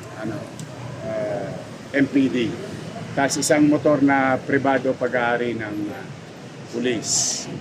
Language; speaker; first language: Filipino; native; Filipino